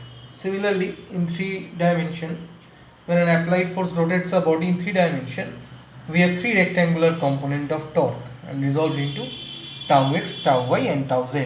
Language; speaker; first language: English; non-native, local second language; Bangla